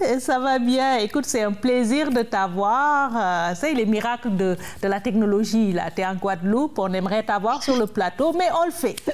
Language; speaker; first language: French; native; French